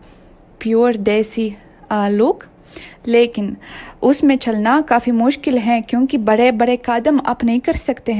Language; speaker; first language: Hindi; non-native, fluent; Russian